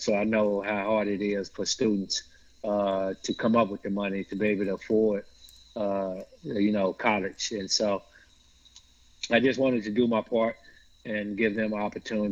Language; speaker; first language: English; native; English